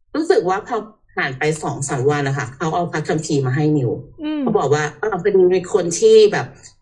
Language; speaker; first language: Thai; early bilingual, heritage; Thai